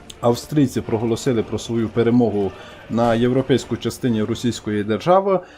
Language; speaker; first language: Ukrainian; native; Ukrainian